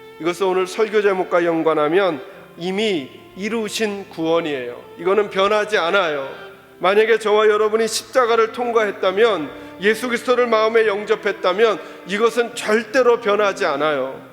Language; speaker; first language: Korean; native; Korean